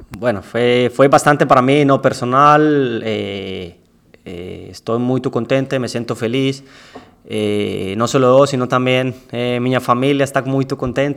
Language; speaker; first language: Portuguese; non-native, learner; Spanish